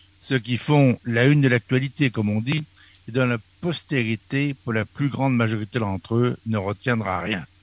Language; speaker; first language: French; native; French